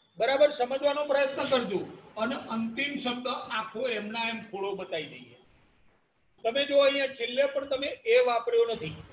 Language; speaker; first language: Gujarati; native; Gujarati